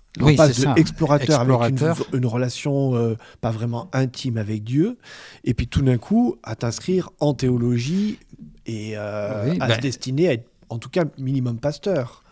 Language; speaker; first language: French; native; French